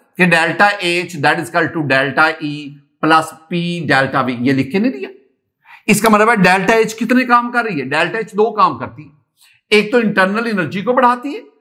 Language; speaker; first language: Urdu; non-native, local second language; Punjabi